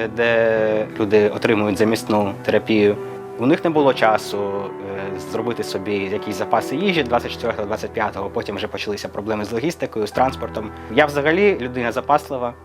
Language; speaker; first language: Ukrainian; native; Ukrainian